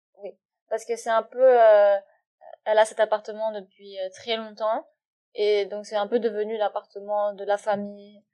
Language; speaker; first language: French; non-native, local second language; Arabic